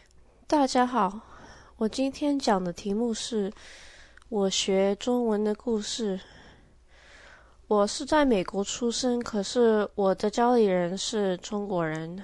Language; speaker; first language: Chinese; early bilingual, heritage; Chinese